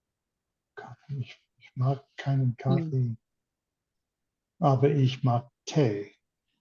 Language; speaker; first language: German; non-native, learner; English